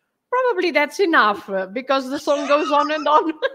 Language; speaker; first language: English; non-native, fluent; Portuguese